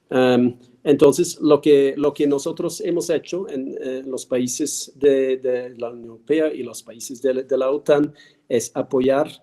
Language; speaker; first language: Spanish; non-native, fluent; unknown